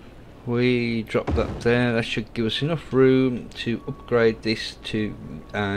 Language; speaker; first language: English; native; English